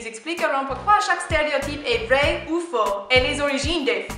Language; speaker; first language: French; non-native, learner; English